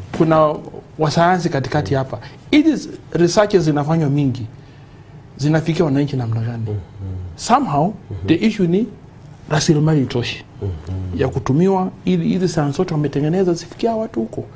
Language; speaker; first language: Swahili; non-native, local second language; Luo (Kenya and Tanzania)